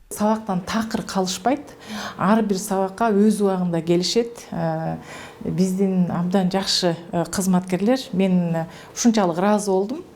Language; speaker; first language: Kyrgyz; native; Kyrgyz